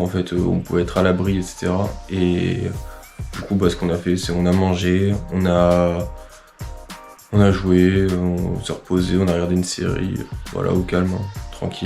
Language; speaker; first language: French; native; French